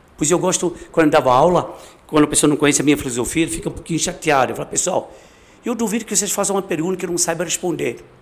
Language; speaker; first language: Portuguese; non-native, fluent; Chinese